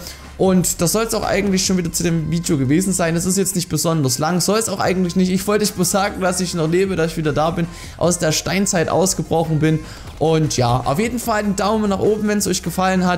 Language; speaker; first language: German; native; German